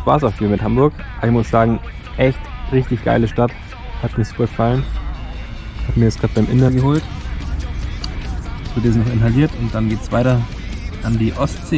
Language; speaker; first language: German; native; German